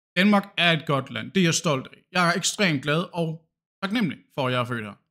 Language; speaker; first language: Danish; native; Danish